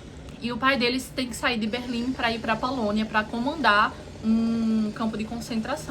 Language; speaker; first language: Portuguese; native; Portuguese